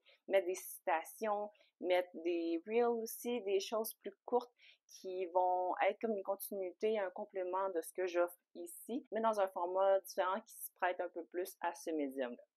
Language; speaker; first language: French; native; French